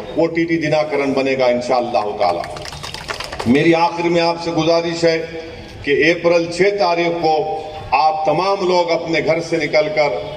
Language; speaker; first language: Urdu; native; Urdu